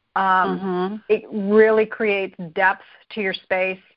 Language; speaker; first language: English; native; English